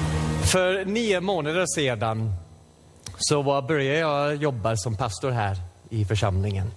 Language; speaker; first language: Swedish; non-native, fluent; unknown